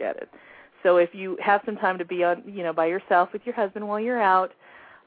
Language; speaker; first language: English; native; English